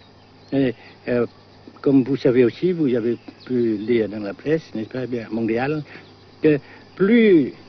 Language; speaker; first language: French; non-native, fluent; Vietnamese